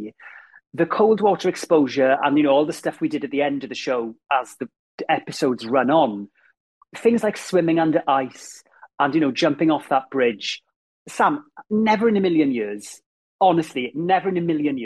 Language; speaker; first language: English; native; English